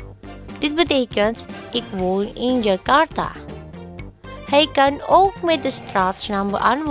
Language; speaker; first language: Dutch; non-native, learner; Indonesian